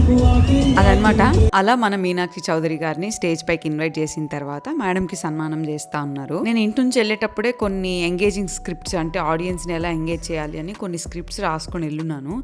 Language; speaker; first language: Telugu; native; Telugu